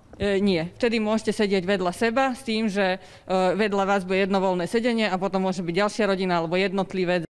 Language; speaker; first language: Slovak; native; Slovak